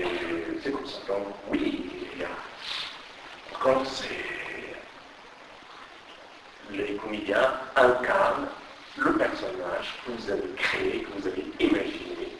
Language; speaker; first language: French; non-native, fluent; Persian